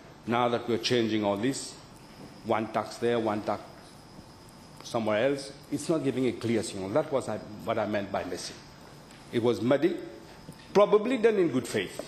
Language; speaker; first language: English; non-native, local second language; Morisyen